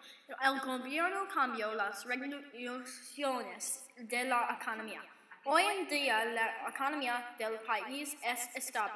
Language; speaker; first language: Spanish; non-native, learner; English